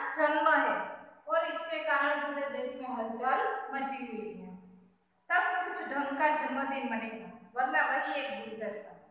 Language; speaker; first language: Hindi; non-native, local second language; Gujarati